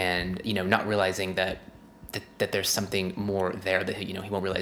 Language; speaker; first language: English; native; English